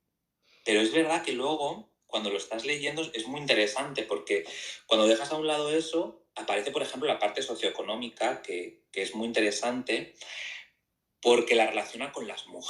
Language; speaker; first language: Spanish; native; Spanish